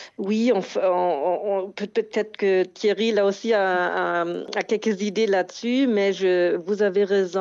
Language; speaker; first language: French; non-native, fluent; German